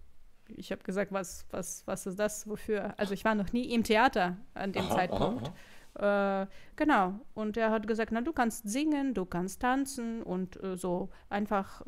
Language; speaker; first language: German; non-native, fluent; Russian